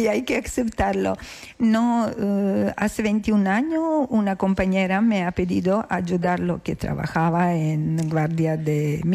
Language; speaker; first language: Spanish; non-native, learner; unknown